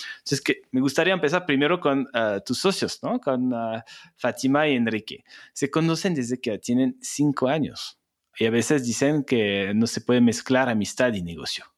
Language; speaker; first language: Spanish; non-native, fluent; French